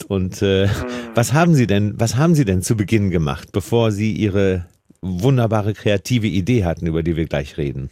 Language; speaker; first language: German; native; German